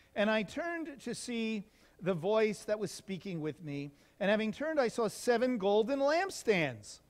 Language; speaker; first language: English; native; English